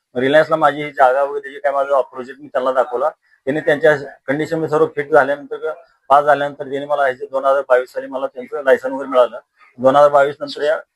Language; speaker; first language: Marathi; native; Marathi